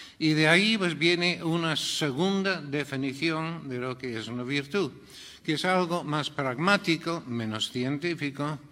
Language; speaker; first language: Spanish; non-native, fluent; English